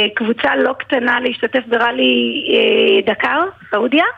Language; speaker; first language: Hebrew; native; Hebrew